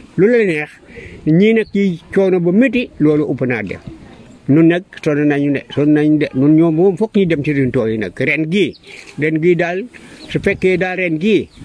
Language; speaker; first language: Wolof; non-native, local second language; Serer